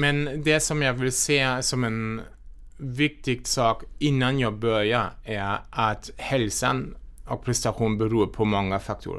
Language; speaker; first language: Swedish; non-native, fluent; German